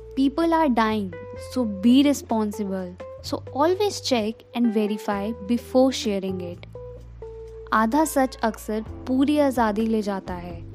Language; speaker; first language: English; non-native, local second language; Hindi